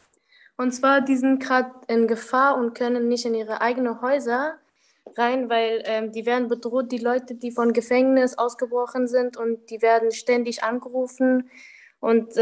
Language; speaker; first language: German; early bilingual, other home language; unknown